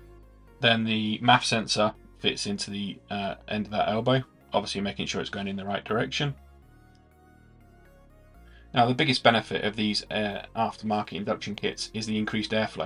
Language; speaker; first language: English; native; English